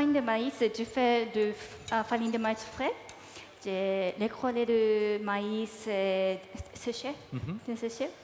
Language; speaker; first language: French; non-native, learner; Japanese